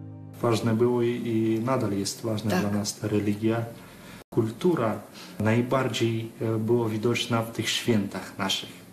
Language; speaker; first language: Polish; non-native, fluent; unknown